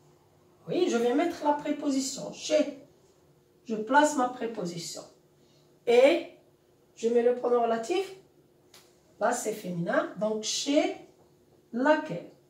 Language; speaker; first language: French; non-native, local second language; Arabic